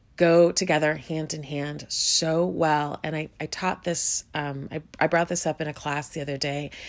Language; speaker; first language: English; native; English